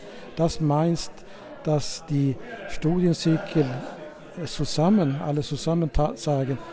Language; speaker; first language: German; non-native, fluent; Swedish